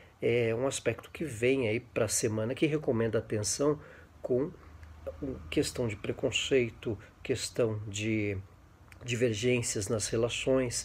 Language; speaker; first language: Portuguese; native; Portuguese